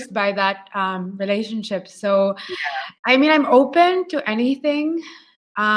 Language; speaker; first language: English; non-native, local second language; Filipino